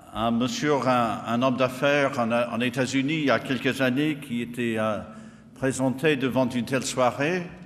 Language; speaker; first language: French; non-native, fluent; English